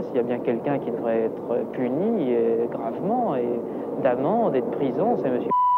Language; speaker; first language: French; native; French